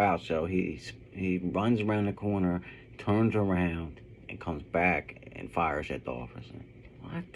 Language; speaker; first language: English; native; English